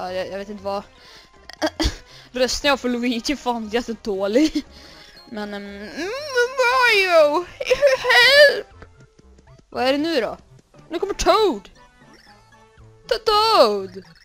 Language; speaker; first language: Swedish; native; Swedish